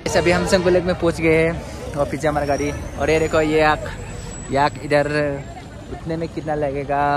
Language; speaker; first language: Hindi; non-native, local second language; Bodo